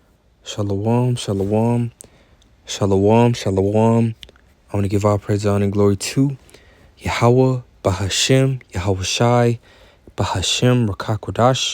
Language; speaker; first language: English; native; English